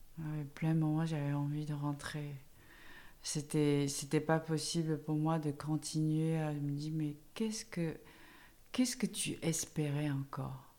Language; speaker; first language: French; non-native, fluent; Chinese